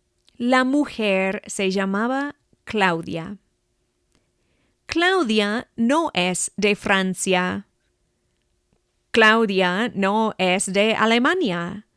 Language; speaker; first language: Spanish; non-native, fluent; English